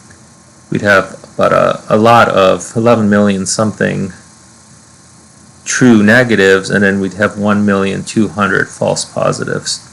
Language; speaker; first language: English; native; English